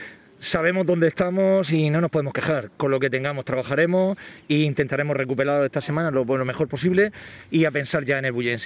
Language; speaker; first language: Spanish; native; Spanish